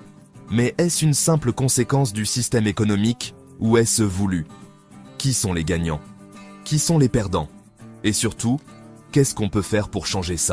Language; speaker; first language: French; native; French